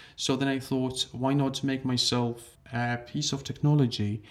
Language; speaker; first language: English; non-native, fluent; Georgian